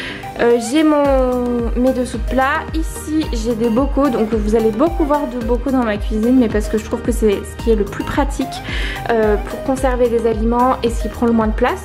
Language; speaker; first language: French; native; French